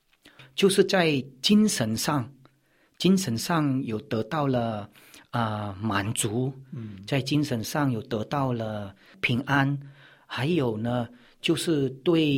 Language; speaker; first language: Chinese; early bilingual, heritage; Chinese